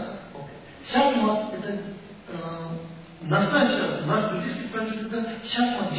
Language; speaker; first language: Russian; non-native, learner; Tibetan